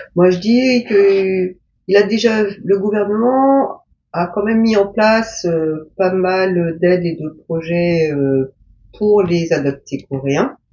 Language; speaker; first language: French; early bilingual, other home language; Korean